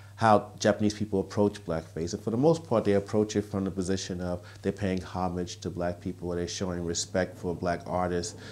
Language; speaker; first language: English; native; English